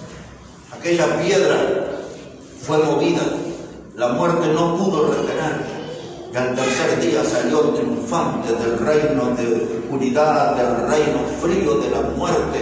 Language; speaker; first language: Spanish; native; Spanish